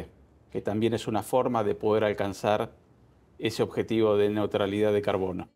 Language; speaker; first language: Spanish; native; Spanish